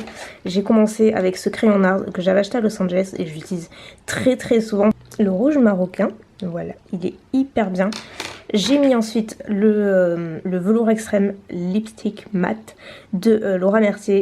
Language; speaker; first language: French; native; French